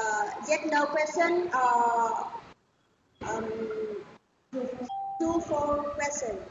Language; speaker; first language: English; non-native, learner; Vietnamese